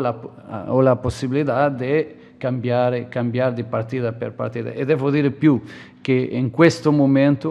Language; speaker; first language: Italian; non-native, fluent; Portuguese